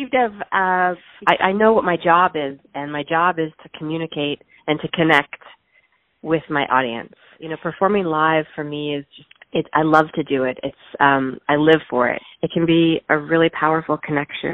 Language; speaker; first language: English; native; English